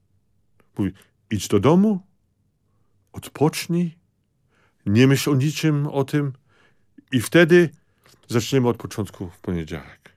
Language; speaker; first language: Polish; early bilingual, heritage; Polish